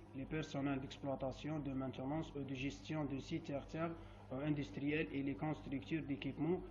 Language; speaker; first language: French; non-native, local second language; Arabic